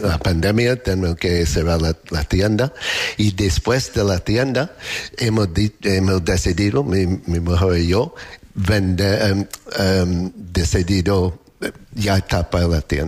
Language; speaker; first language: Spanish; non-native, fluent; English